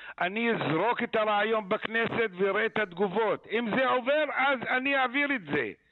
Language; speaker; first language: Hebrew; non-native, local second language; Arabic